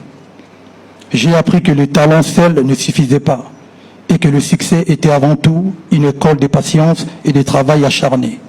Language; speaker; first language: French; non-native, local second language; Lingala